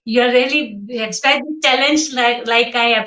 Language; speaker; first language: English; non-native, local second language; Hindi